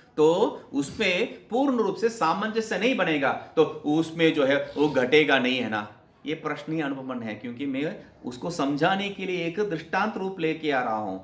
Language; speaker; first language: Hindi; non-native, local second language; Kannada